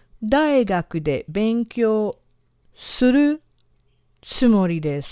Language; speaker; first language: Japanese; non-native, fluent; English